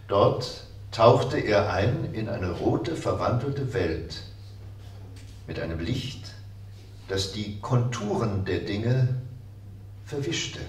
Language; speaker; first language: German; native; German